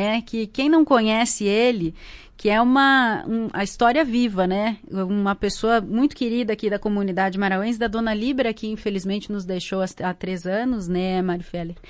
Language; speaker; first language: Portuguese; native; Portuguese